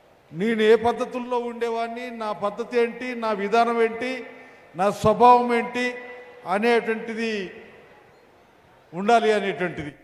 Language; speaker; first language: Telugu; native; Telugu